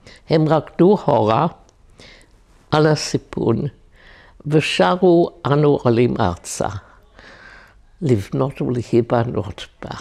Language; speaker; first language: Hebrew; non-native, fluent; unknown